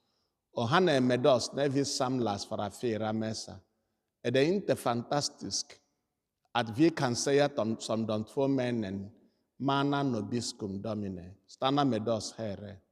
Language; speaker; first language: Swedish; non-native, fluent; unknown